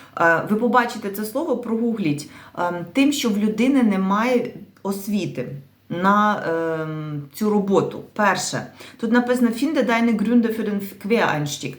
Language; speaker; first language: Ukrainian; native; Ukrainian